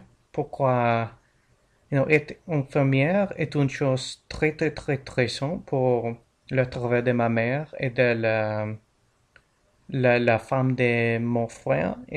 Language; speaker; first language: French; non-native, learner; English